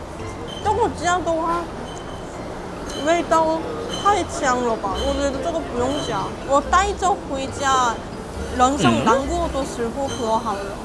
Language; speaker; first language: Chinese; non-native, fluent; Korean